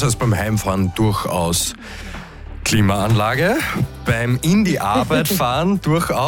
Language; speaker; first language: German; native; German